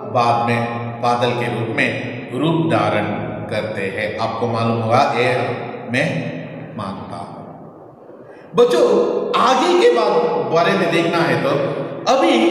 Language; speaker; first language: Hindi; non-native, local second language; Kannada